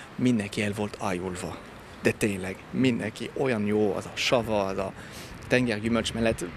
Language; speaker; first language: Hungarian; non-native, fluent; French